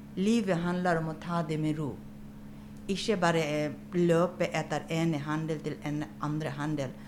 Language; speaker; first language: Norwegian; non-native, fluent; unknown